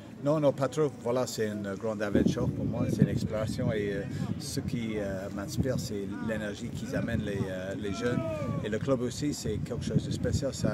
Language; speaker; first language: French; non-native, fluent; English